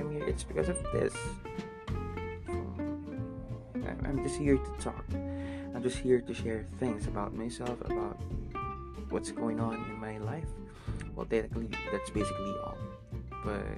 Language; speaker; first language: English; non-native, local second language; Filipino